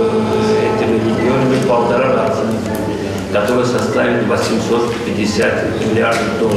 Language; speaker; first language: Russian; native; Russian